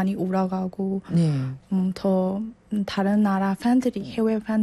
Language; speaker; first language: Korean; non-native, learner; Burmese